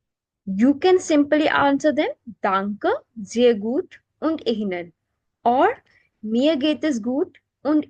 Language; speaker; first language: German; non-native, learner; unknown